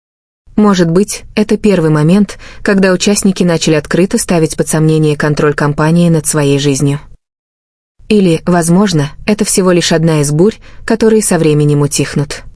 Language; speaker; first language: Russian; native; Russian